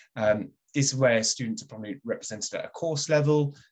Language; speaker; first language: English; native; English